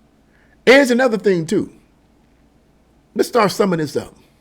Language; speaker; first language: English; native; English